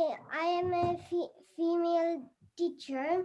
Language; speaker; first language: English; non-native, learner; Bangla